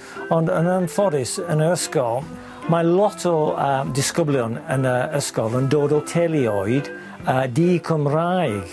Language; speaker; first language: Welsh; non-native, learner; English